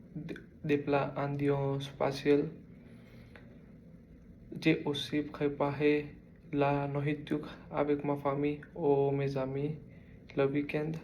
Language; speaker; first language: French; non-native, learner; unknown